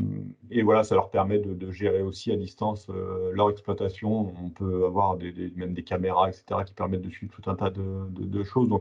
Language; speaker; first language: French; native; French